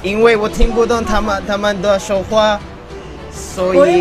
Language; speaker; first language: Chinese; non-native, learner; Filipino